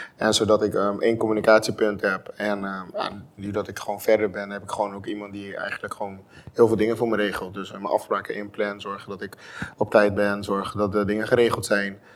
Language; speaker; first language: Dutch; non-native, local second language; Papiamento